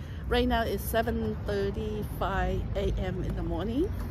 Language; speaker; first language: English; non-native, fluent; Vietnamese